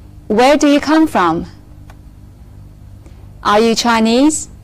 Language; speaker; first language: English; non-native, fluent; Chinese